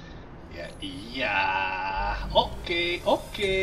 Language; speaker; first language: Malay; non-native, local second language; Sundanese